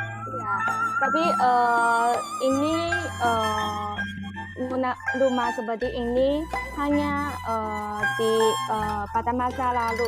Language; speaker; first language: Indonesian; non-native, learner; Chinese